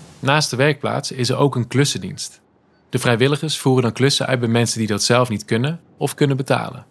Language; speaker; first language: Dutch; native; Dutch